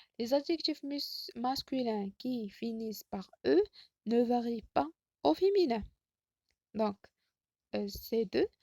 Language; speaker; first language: French; non-native, local second language; Arabic